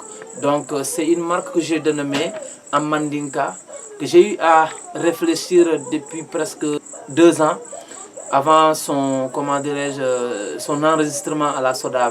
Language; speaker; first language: French; non-native, local second language; Mandingo